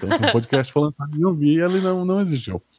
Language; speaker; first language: Portuguese; native; Portuguese